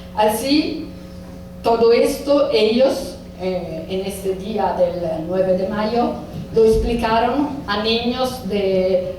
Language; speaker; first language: Spanish; non-native, fluent; Italian